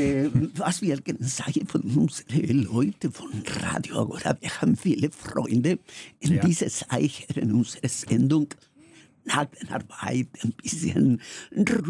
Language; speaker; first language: German; non-native, learner; Spanish